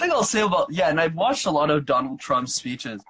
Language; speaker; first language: English; native; English